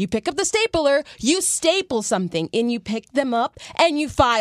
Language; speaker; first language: English; native; English